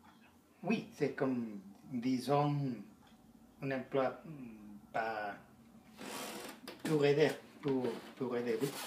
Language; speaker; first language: French; non-native, learner; Spanish